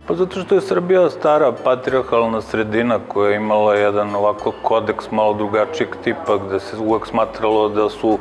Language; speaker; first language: Serbian; native; Serbian